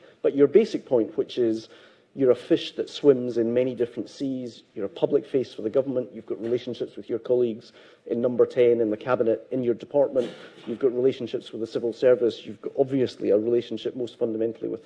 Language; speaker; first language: English; native; English